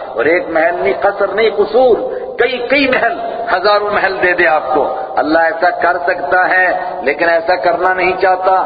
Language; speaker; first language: Urdu; non-native, local second language; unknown